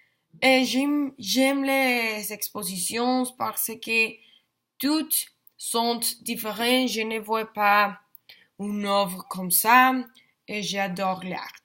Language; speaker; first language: French; non-native, learner; Spanish